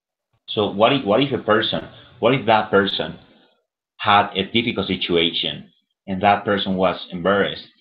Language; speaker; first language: English; non-native, fluent; Spanish